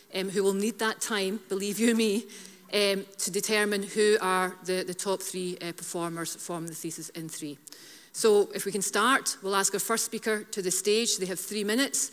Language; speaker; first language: English; native; English